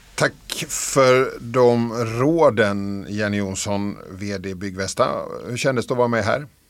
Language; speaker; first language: Swedish; native; Swedish